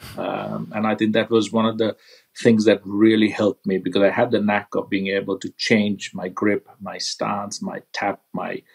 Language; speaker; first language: English; non-native, local second language; Sinhala